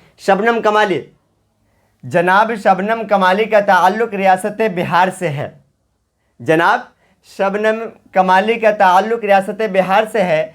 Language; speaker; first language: Urdu; native; Urdu